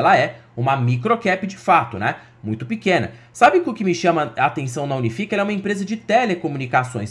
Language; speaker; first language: Portuguese; native; Portuguese